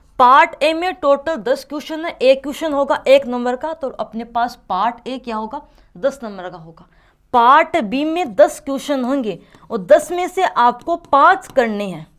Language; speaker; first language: Hindi; native; Hindi